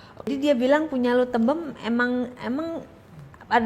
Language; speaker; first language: Indonesian; native; Indonesian